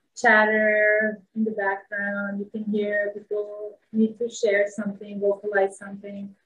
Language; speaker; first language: English; non-native, fluent; Bosnian